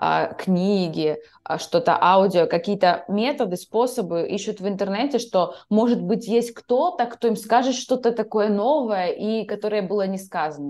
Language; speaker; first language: Russian; native; Russian